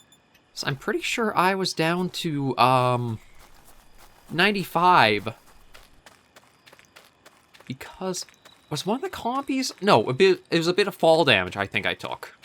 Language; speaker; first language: English; native; English